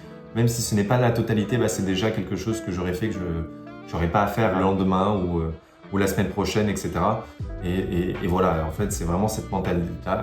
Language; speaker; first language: French; native; French